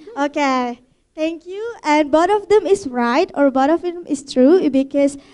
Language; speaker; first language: English; non-native, fluent; Indonesian